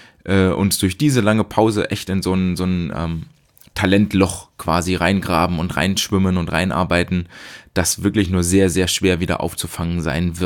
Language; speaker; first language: German; native; German